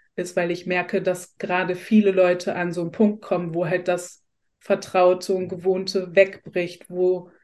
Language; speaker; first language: German; native; German